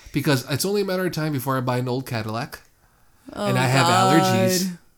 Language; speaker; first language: English; early bilingual, other home language; Spanish